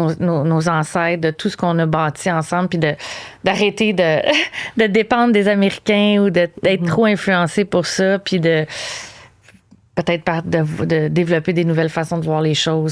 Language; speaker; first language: French; native; French